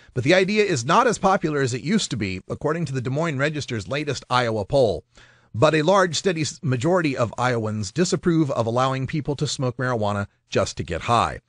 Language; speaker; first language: English; native; English